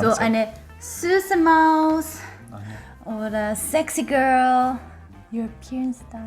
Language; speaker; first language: German; non-native, learner; Korean